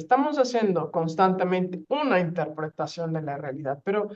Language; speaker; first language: Spanish; native; Spanish